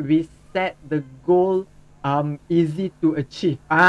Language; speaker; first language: English; non-native, local second language; Malay